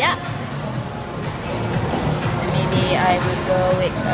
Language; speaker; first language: English; non-native, learner; Vietnamese